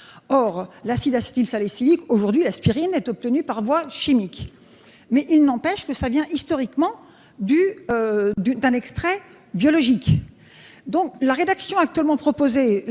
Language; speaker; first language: French; native; French